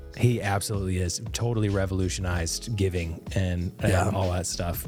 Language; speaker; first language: English; native; English